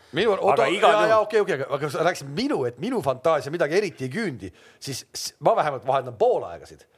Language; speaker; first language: Estonian; native; Estonian